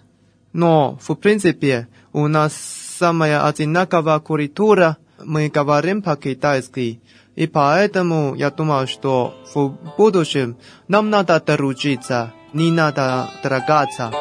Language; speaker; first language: Russian; non-native, fluent; Chinese